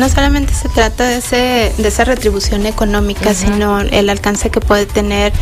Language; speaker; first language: Spanish; native; Spanish